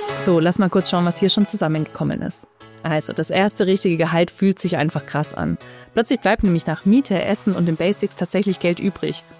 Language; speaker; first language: German; native; German